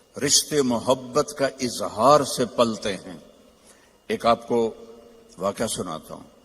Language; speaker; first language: Urdu; non-native, local second language; Punjabi